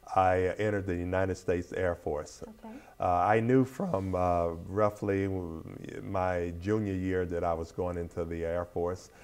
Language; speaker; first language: English; native; English